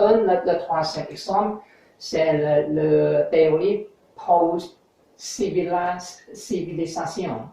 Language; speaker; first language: French; non-native, fluent; English